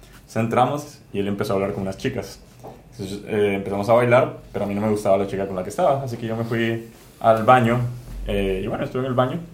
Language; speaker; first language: Spanish; native; Spanish